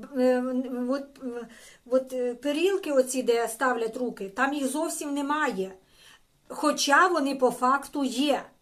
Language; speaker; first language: Ukrainian; non-native, local second language; Russian